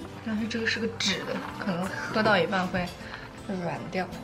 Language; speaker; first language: Chinese; native; Chinese